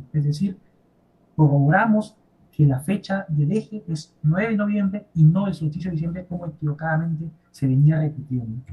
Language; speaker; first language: Spanish; native; Spanish